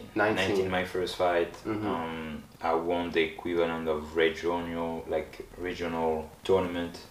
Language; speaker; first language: English; non-native, fluent; French